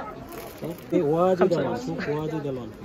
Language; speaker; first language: Arabic; non-native, learner; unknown